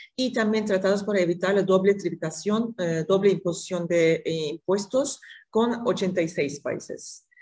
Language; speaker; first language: Spanish; non-native, fluent; Turkish